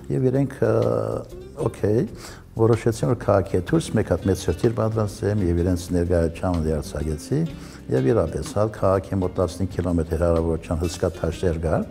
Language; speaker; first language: Armenian; early bilingual, heritage; Armenian